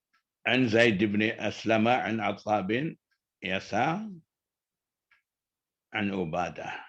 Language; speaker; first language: Arabic; non-native, fluent; Malay